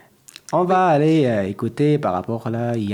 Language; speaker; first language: French; non-native, learner; Persian